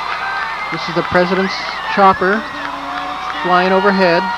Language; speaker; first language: English; native; English